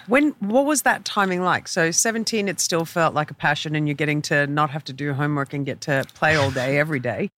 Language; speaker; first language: English; native; English